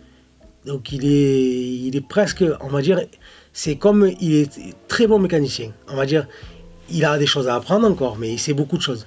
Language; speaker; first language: French; native; French